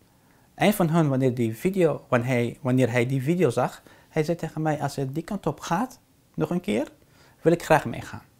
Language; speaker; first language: Dutch; non-native, fluent; Arabic